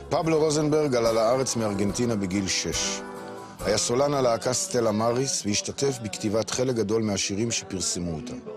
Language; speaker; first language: Hebrew; native; Hebrew